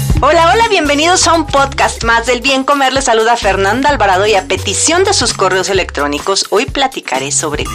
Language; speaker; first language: Spanish; native; Spanish